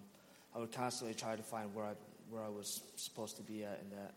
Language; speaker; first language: English; native; English